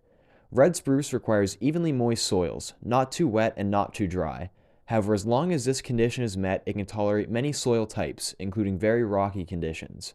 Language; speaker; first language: English; native; English